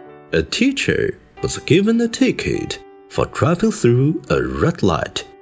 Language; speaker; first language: English; non-native, fluent; Chinese